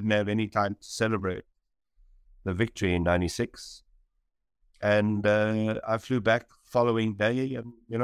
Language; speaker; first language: English; native; English